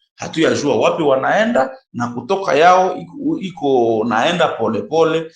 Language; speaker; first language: Swahili; non-native, local second language; Nande